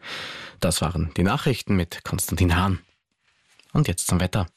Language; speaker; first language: German; native; German